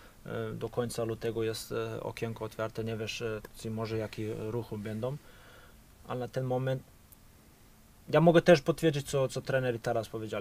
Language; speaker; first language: Polish; non-native, fluent; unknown